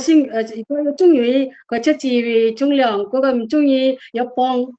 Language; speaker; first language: Cantonese; non-native, learner; Indonesian